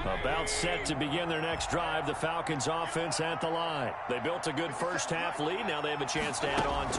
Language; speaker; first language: English; native; English